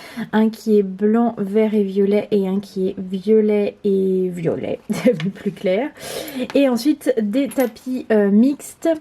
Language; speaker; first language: French; native; French